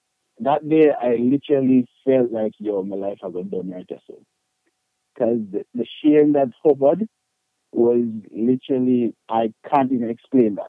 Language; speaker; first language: English; non-native, local second language; Jamaican Creole English